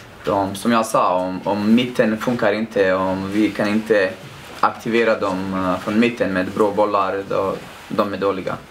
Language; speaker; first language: Swedish; non-native, fluent; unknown